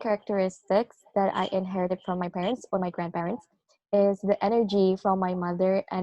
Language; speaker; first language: English; non-native, learner; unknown